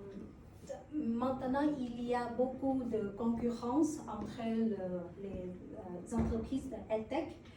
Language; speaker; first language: French; non-native, learner; Vietnamese